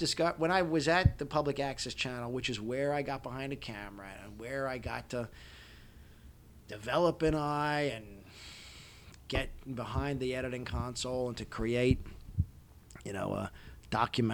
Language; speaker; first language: English; native; English